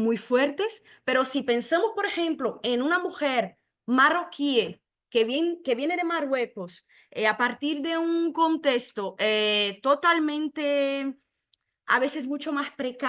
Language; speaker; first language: Spanish; non-native, fluent; Portuguese